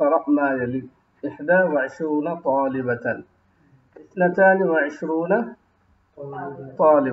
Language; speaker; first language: Arabic; non-native, fluent; Urdu